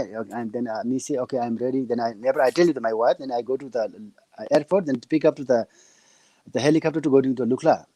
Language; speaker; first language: English; non-native, learner; Nepali